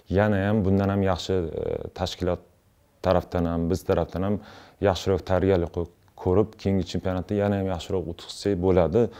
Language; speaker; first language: Uzbek; non-native, local second language; Russian